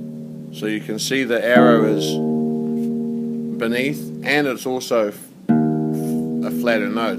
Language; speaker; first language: English; native; English